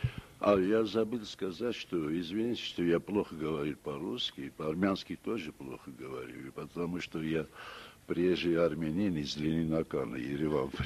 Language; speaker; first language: Russian; non-native, local second language; Armenian